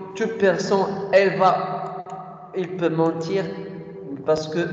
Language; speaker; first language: French; non-native, local second language; Arabic